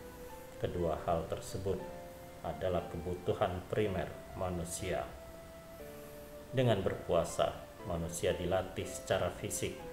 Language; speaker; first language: Indonesian; native; Indonesian